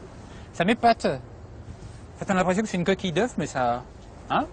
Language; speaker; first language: French; native; French